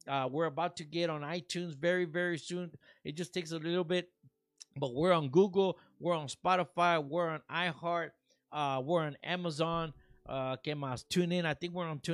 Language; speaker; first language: English; early bilingual, other home language; Spanish